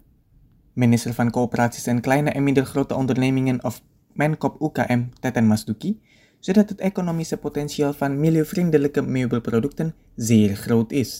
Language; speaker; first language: Dutch; non-native, fluent; Indonesian